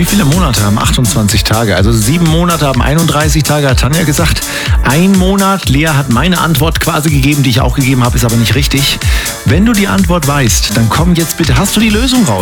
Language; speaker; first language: German; native; German